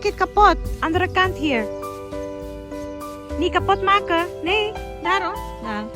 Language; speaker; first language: Dutch; non-native, learner; Cebuano